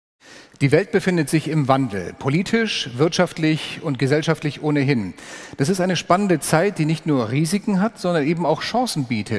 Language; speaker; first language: German; native; German